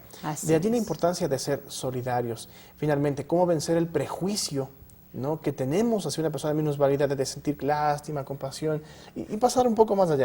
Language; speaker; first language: Spanish; native; Spanish